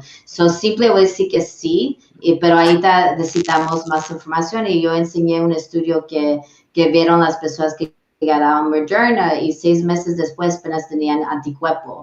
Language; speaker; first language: Spanish; early bilingual, heritage; English